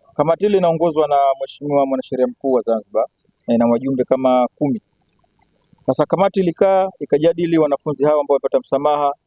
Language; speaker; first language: Swahili; native; Swahili